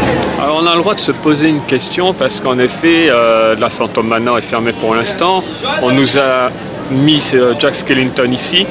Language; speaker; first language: French; native; French